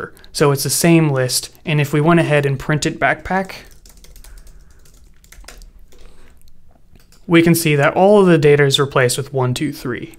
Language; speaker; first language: English; native; English